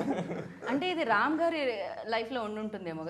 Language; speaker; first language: Telugu; native; Telugu